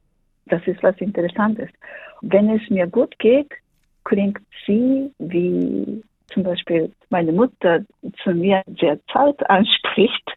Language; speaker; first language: German; non-native, fluent; Japanese